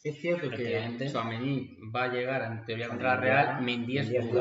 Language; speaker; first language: Spanish; native; Spanish